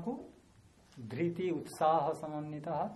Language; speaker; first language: Japanese; non-native, learner; Bangla